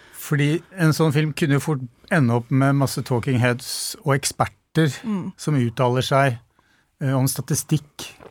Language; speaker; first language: Norwegian; native; Norwegian